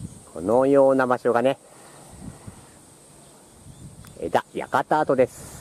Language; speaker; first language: Japanese; native; Japanese